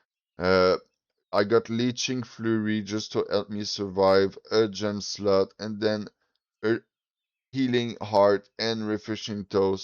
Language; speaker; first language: English; non-native, fluent; French